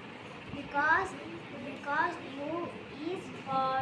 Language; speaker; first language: English; non-native, learner; Urdu